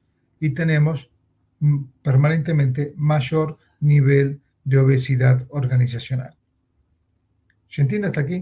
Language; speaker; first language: Spanish; native; Spanish